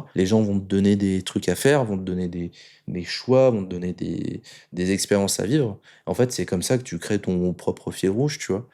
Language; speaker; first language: French; native; French